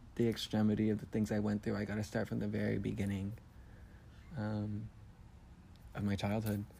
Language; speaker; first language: English; early bilingual, other home language; Spanish